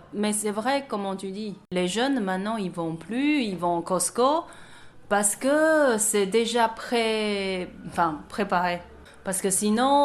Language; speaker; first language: French; non-native, fluent; Chinese